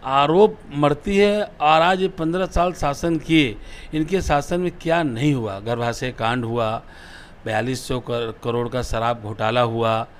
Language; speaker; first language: Hindi; native; Hindi